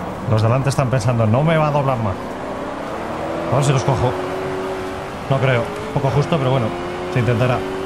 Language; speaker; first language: Spanish; native; Spanish